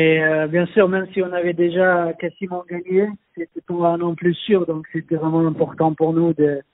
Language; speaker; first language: French; non-native, fluent; Swedish